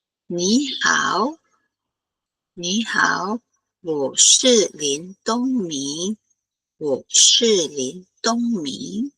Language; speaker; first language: Chinese; non-native, fluent; Filipino